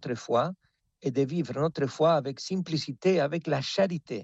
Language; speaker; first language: French; non-native, fluent; Spanish